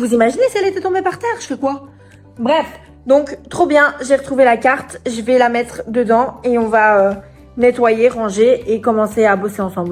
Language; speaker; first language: French; native; French